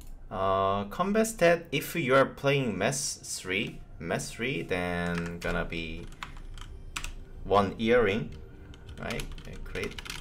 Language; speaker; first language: English; non-native, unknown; Korean